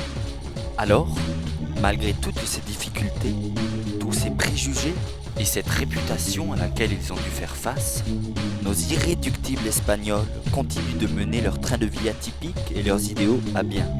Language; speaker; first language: French; native; French